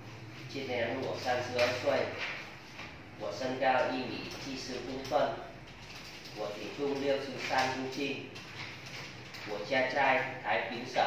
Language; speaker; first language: Chinese; non-native, learner; Vietnamese